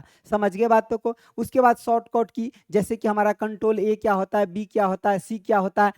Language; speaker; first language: Hindi; native; Hindi